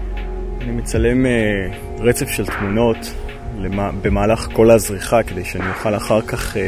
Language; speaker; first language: Hebrew; native; Hebrew